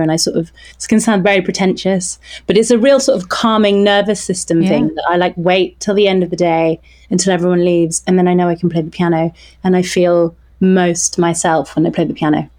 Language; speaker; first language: English; non-native, local second language; French